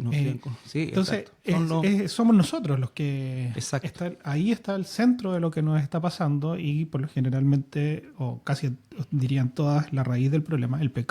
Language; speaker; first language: Spanish; native; Spanish